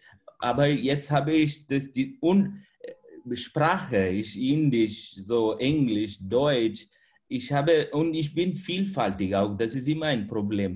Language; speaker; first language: German; non-native, fluent; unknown